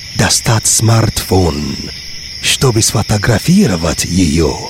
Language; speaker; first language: Russian; non-native, fluent; Yoruba